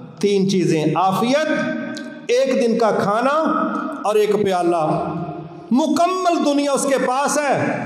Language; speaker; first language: Urdu; non-native, local second language; Punjabi